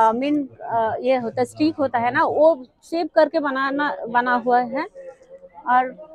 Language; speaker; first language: Hindi; non-native, local second language; Bangla